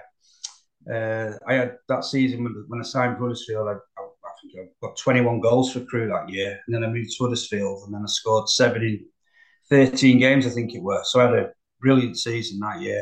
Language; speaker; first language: English; native; English